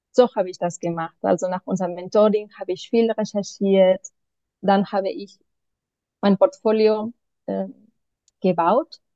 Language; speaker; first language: German; non-native, fluent; Spanish